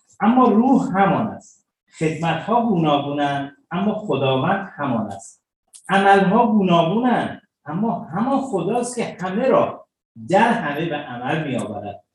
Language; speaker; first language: Persian; native; Persian